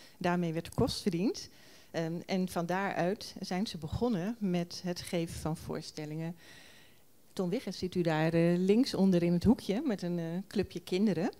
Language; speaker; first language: Dutch; native; Dutch